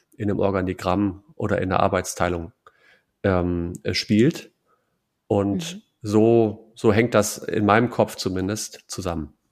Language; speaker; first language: German; native; German